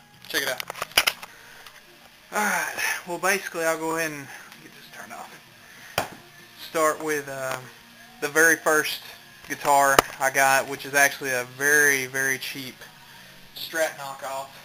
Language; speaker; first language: English; native; English